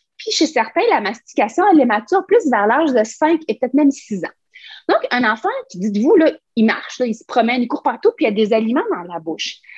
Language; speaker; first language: French; native; French